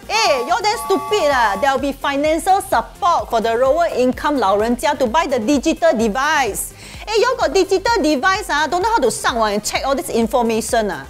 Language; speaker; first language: English; non-native, local second language; Chinese